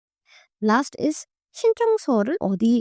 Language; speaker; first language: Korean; non-native, fluent; Hindi